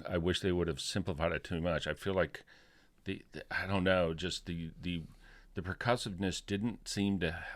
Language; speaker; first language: English; native; English